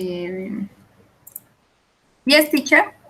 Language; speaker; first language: English; non-native, learner; Spanish